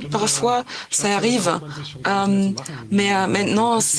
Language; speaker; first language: French; non-native, fluent; German